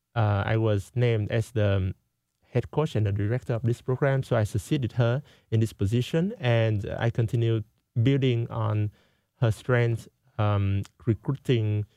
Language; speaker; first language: English; non-native, fluent; Vietnamese